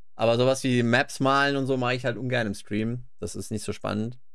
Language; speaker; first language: German; native; German